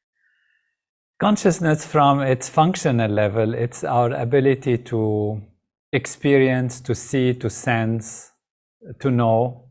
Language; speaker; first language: English; non-native, fluent; Arabic